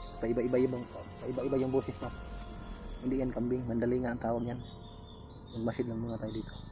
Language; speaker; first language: Filipino; non-native, local second language; Cebuano